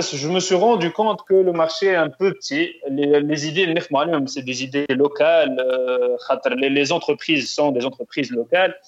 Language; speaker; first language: French; non-native, local second language; Arabic